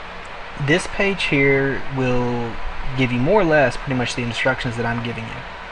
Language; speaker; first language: English; native; English